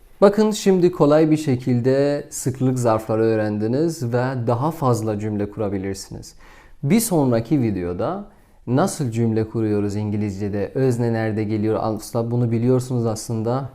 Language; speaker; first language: Turkish; non-native, fluent; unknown